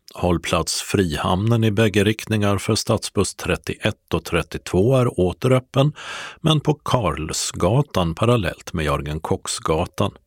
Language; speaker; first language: Swedish; native; Swedish